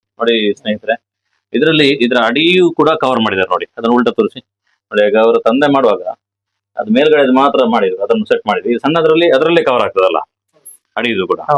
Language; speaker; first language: Kannada; native; Kannada